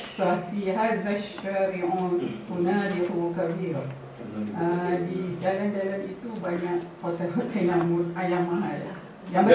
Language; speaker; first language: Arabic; non-native, learner; Malay